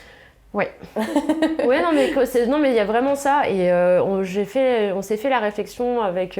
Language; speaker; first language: French; native; French